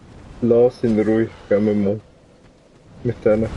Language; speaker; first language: German; native; German